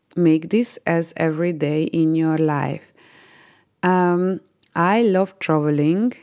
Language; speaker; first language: English; non-native, fluent; Hungarian